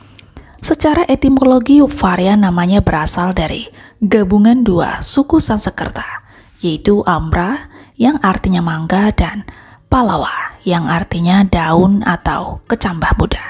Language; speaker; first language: Indonesian; native; Indonesian